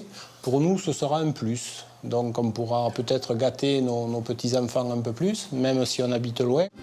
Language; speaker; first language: French; native; French